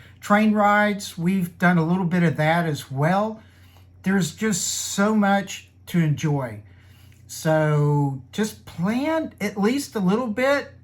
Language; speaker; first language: English; native; English